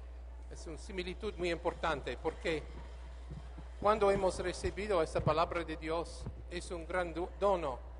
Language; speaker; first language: Spanish; non-native, learner; English